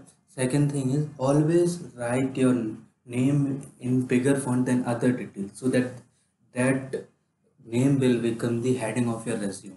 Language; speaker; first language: English; non-native, local second language; Hindi